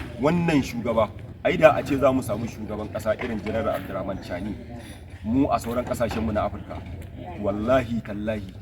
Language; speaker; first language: Hausa; non-native, local second language; Kanuri